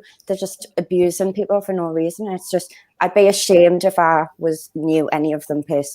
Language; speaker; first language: English; native; English